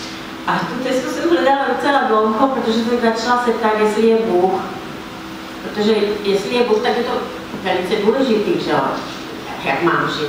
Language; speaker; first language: Czech; non-native, fluent; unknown